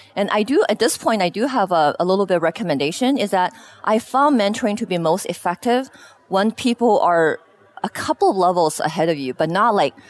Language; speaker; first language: English; non-native, fluent; Chinese